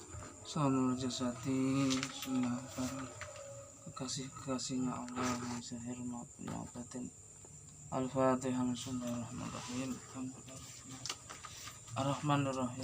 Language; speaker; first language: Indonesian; non-native, local second language; Javanese